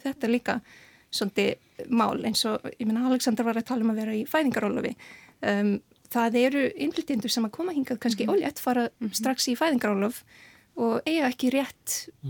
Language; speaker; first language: Icelandic; non-native, fluent; Serbian